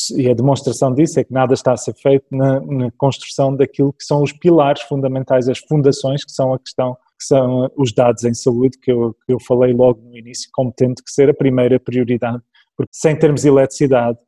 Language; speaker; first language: Portuguese; early bilingual, other home language; English